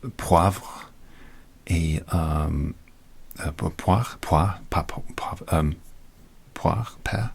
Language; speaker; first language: French; non-native, learner; English